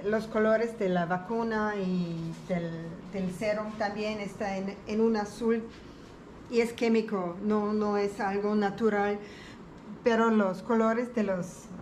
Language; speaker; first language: Spanish; non-native, learner; German